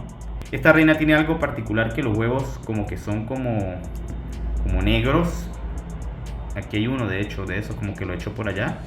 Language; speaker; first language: Spanish; native; Spanish